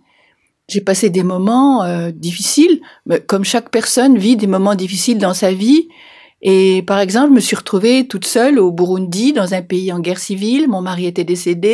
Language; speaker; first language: French; native; French